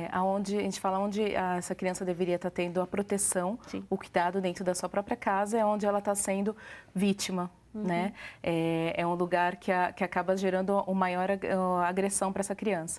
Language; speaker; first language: Portuguese; native; Portuguese